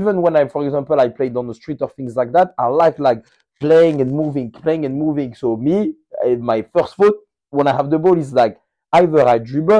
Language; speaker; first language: English; non-native, fluent; French